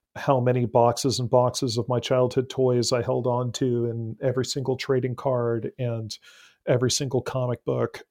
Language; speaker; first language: English; native; English